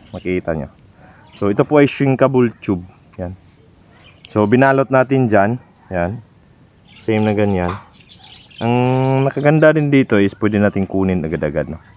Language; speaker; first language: Filipino; non-native, local second language; Cebuano